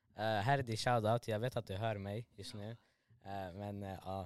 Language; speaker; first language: Swedish; early bilingual, other home language; Arabic